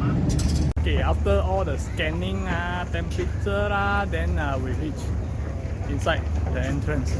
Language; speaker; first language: English; non-native, local second language; Chinese